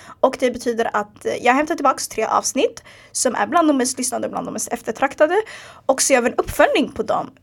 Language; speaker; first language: Swedish; early bilingual, other home language; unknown